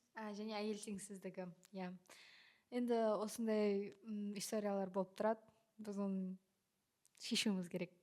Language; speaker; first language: Kazakh; non-native, local second language; Russian